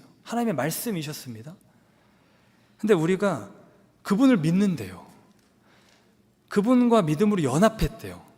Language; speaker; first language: Korean; native; Korean